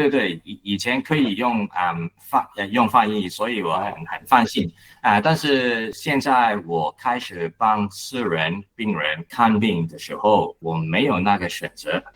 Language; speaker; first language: Chinese; non-native, learner; Cantonese